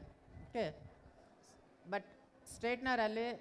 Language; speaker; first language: Kannada; non-native, learner; Bangla